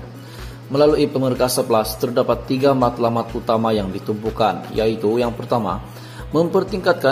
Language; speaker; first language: Malay; native; Malay